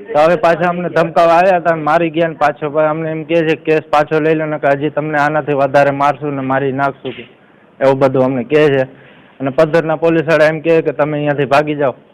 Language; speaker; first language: Gujarati; native; Gujarati